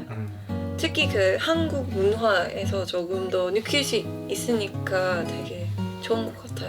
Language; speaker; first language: Korean; non-native, fluent; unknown